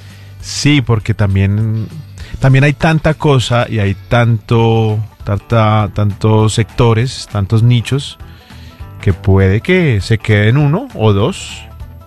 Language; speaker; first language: Spanish; native; Spanish